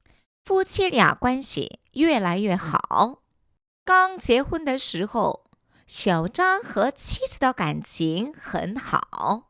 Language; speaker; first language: Chinese; non-native, fluent; Korean